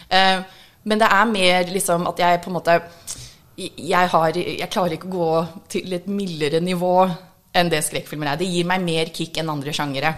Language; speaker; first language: Norwegian; non-native, fluent; English